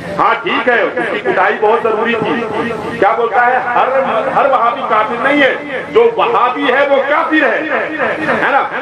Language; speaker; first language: Urdu; native; Urdu